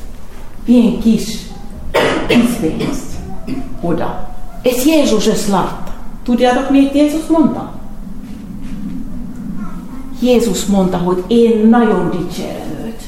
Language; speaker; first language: Hungarian; non-native, learner; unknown